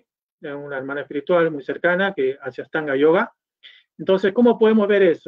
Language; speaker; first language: Spanish; native; Spanish